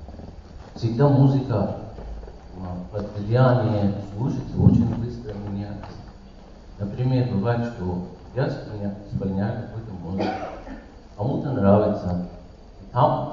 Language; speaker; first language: Russian; non-native, learner; Persian